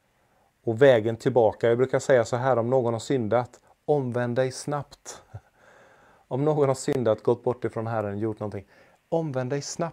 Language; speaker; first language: Swedish; native; Swedish